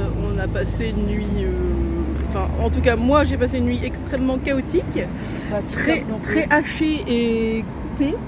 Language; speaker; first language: French; native; French